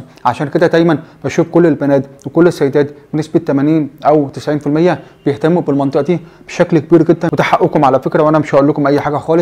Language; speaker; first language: Arabic; native; Arabic